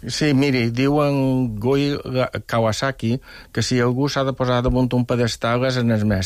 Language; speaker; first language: Catalan; native; Catalan